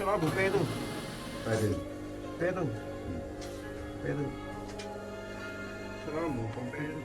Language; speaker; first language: Chinese; native; Chinese